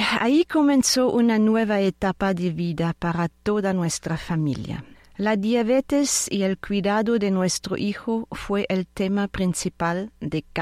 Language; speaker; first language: Spanish; non-native, fluent; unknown